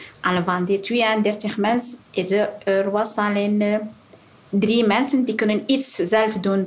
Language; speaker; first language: Dutch; non-native, learner; Arabic